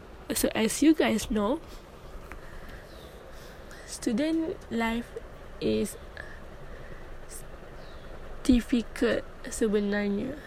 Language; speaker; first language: English; non-native, learner; Malay